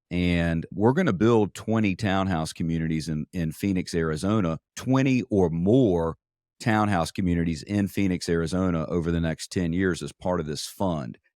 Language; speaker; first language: English; native; English